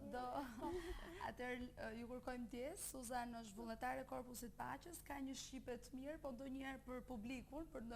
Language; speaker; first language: Albanian; native; Albanian